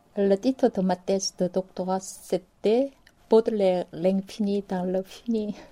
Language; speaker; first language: French; non-native, fluent; Korean